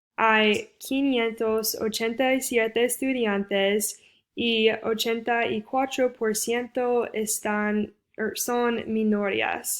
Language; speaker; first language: Spanish; non-native, fluent; English